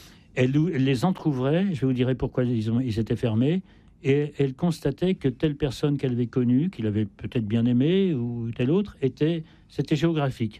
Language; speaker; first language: French; native; French